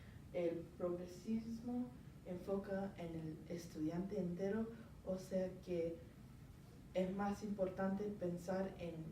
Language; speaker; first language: Spanish; non-native, learner; English